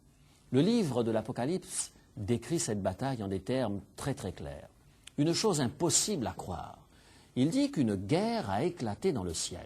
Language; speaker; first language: French; native; French